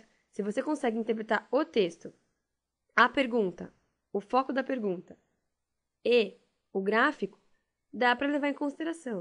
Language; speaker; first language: Portuguese; native; Portuguese